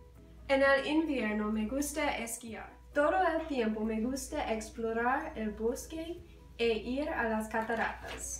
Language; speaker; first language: Spanish; non-native, learner; English